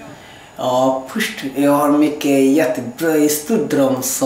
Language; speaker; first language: Swedish; non-native, learner; Bangla